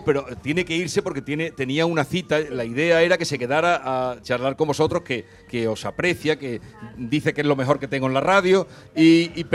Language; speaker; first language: Spanish; native; Spanish